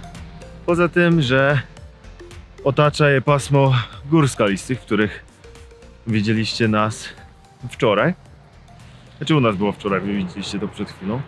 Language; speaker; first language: Polish; native; Polish